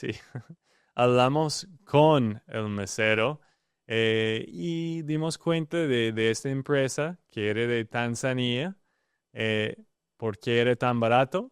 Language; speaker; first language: Spanish; non-native, learner; English